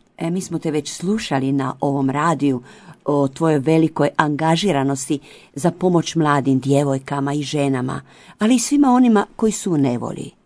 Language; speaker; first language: Croatian; native; Croatian